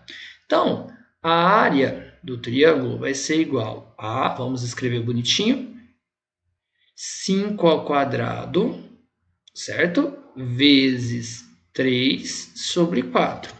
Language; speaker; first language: Portuguese; native; Portuguese